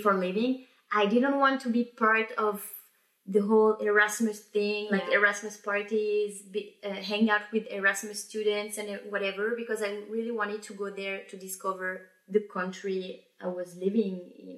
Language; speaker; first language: English; non-native, fluent; French